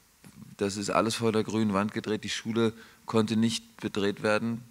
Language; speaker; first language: German; native; German